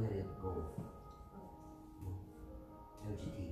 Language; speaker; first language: English; non-native, learner; Korean